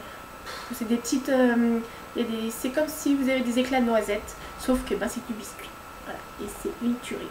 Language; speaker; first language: French; native; French